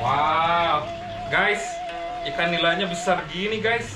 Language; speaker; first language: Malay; non-native, local second language; Sundanese